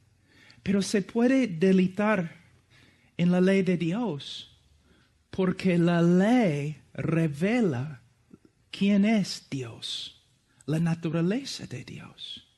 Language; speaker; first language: Spanish; non-native, fluent; English